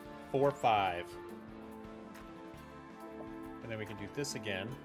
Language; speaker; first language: English; native; English